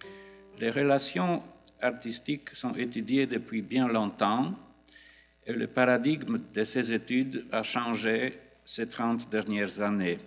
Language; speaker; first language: French; non-native, fluent; Polish